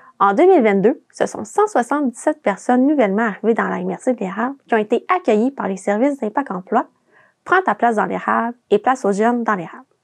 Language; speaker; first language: French; native; French